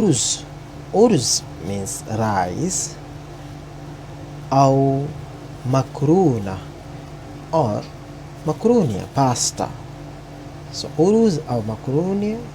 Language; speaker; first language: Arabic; non-native, fluent; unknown